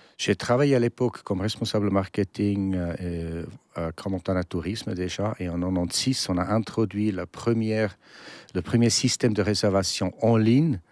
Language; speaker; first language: French; non-native, local second language; German